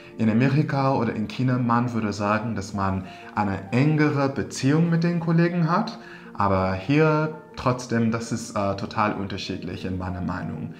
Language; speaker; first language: German; non-native, fluent; English